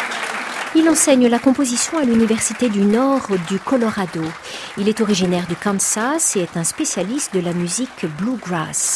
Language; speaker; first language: French; native; French